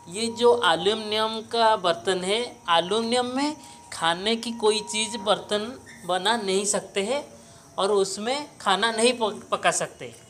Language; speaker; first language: Hindi; non-native, local second language; Odia